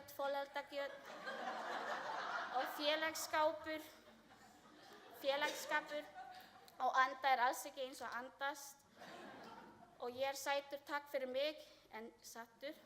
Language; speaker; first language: Icelandic; non-native, learner; Filipino